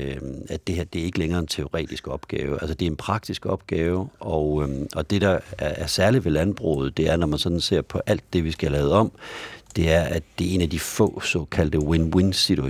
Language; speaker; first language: Danish; native; Danish